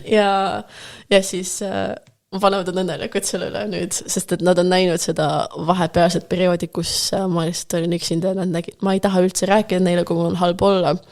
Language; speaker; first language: Estonian; non-native, local second language; Russian